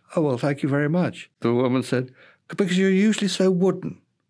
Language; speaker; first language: English; native; English